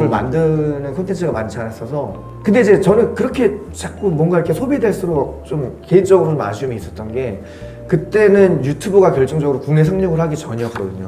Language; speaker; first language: Korean; native; Korean